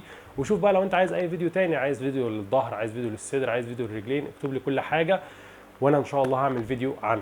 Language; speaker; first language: Arabic; native; Arabic